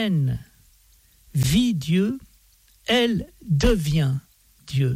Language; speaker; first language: French; native; French